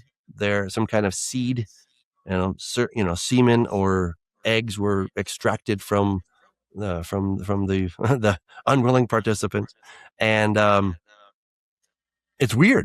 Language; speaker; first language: English; native; English